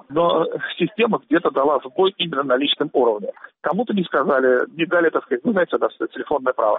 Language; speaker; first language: Russian; native; Russian